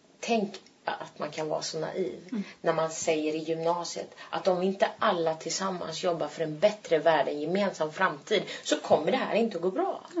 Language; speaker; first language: Swedish; early bilingual, other home language; Turkish